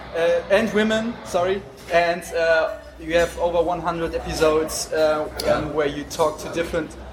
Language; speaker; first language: English; non-native, fluent; German